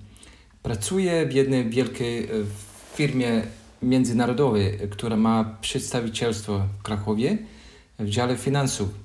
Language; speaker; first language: Polish; non-native, learner; Croatian